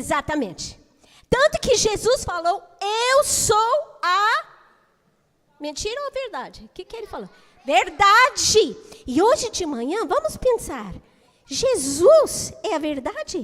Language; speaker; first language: Portuguese; non-native, fluent; English